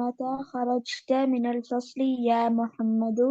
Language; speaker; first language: Arabic; non-native, learner; Urdu